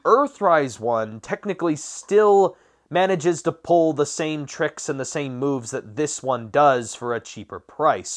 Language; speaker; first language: English; native; English